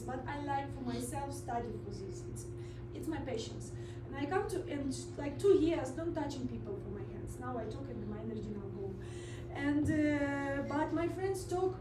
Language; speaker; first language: English; non-native, learner; Russian